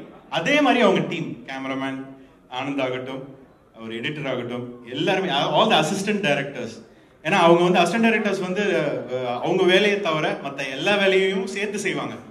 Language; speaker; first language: Tamil; native; Tamil